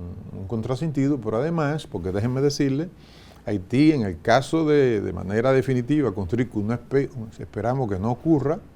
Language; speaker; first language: Spanish; native; Spanish